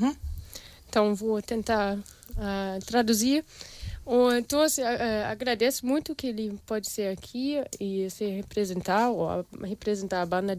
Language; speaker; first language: Portuguese; non-native, fluent; German